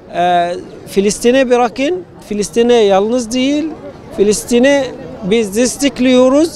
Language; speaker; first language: Turkish; non-native, fluent; Arabic